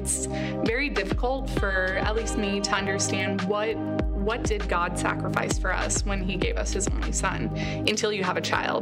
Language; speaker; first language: English; native; English